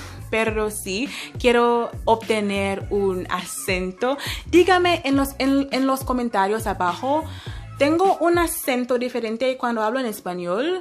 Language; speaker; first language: Spanish; non-native, fluent; English